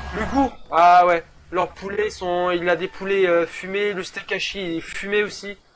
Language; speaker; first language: French; native; French